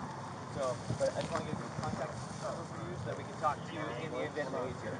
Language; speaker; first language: English; native; English